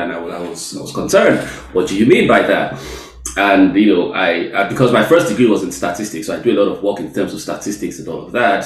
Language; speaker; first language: English; non-native, local second language; Yoruba